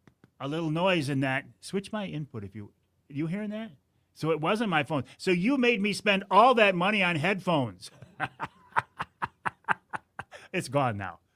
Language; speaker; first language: English; native; English